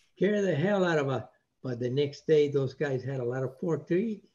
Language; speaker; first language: English; non-native, fluent; Spanish